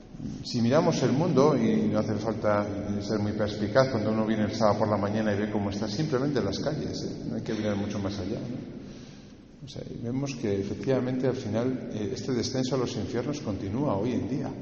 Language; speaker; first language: Spanish; native; Spanish